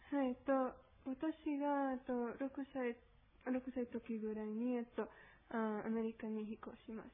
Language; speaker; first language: Japanese; non-native, learner; Spanish